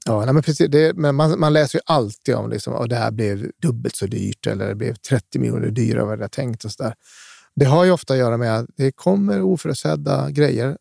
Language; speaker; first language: Swedish; native; Swedish